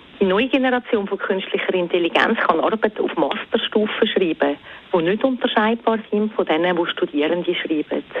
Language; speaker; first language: German; native; German